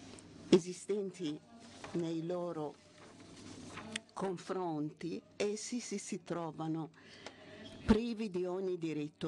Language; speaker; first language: Italian; non-native, fluent; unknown